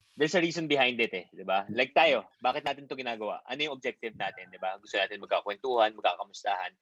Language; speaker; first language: Filipino; non-native, local second language; Bikol